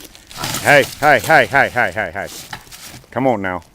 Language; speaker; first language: English; native; English